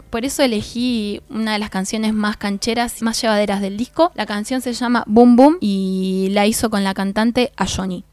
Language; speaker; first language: Spanish; native; Spanish